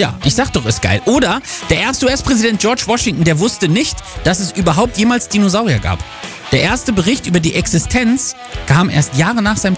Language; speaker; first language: German; native; German